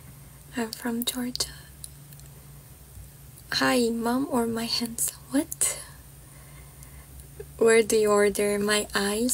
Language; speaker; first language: English; non-native, fluent; Georgian